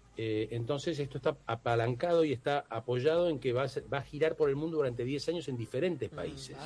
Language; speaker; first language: Spanish; native; Spanish